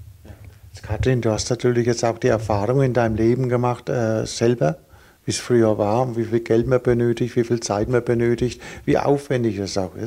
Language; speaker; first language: German; native; German